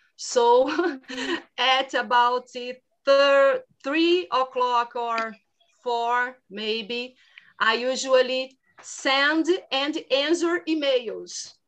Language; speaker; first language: English; non-native, learner; Portuguese